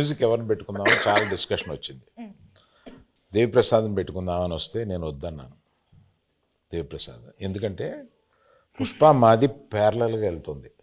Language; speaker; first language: Telugu; native; Telugu